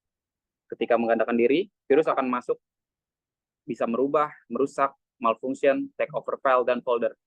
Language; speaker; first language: Indonesian; native; Indonesian